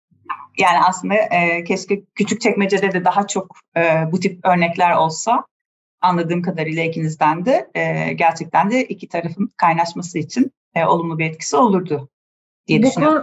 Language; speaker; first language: Turkish; native; Turkish